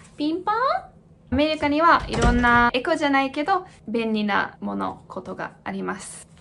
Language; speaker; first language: Japanese; non-native, fluent; English